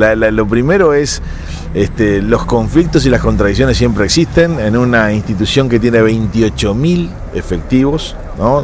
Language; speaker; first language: Spanish; native; Spanish